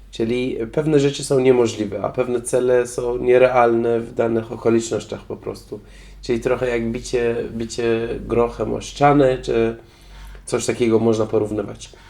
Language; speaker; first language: Polish; non-native, fluent; Persian